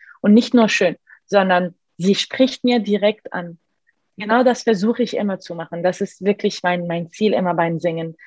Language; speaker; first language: German; non-native, fluent; Arabic